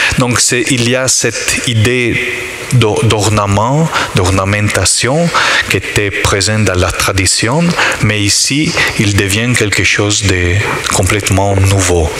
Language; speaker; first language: French; non-native, learner; Italian